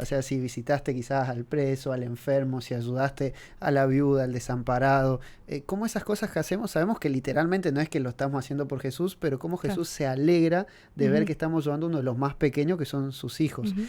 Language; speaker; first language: Spanish; native; Spanish